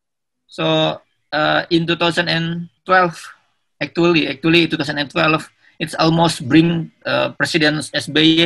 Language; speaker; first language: English; non-native, learner; Indonesian